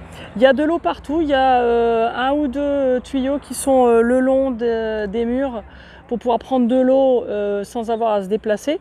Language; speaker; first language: French; native; French